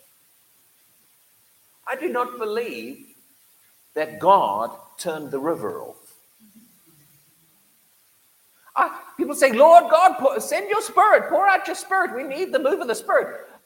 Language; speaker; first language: English; native; English